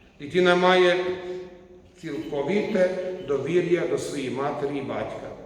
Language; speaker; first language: Ukrainian; non-native, learner; Croatian